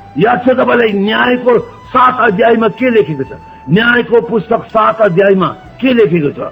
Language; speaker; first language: Nepali; native; Nepali